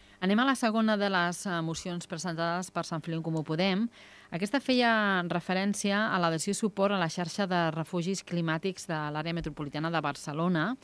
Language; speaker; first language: Catalan; native; Catalan